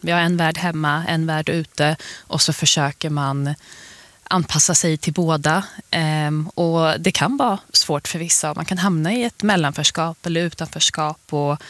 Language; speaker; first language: Swedish; early bilingual, other home language; Persian